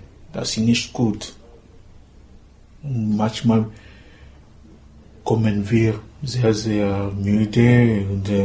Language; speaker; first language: German; non-native, learner; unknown